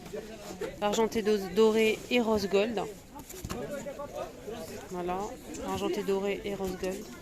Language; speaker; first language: French; native; French